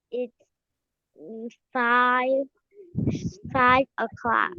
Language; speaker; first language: English; non-native, learner; Vietnamese